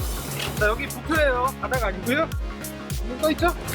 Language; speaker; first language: Korean; native; Korean